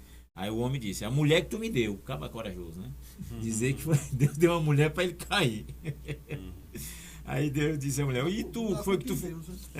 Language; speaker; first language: Portuguese; native; Portuguese